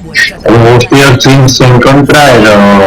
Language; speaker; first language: Basque; non-native, local second language; Spanish